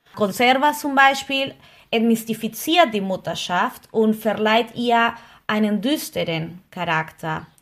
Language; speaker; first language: German; non-native, fluent; Spanish